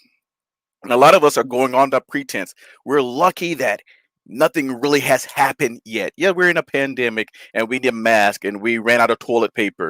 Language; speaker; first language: English; native; English